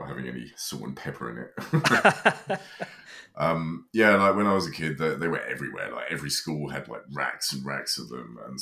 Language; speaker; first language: English; native; English